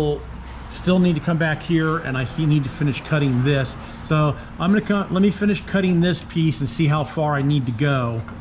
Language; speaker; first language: English; native; English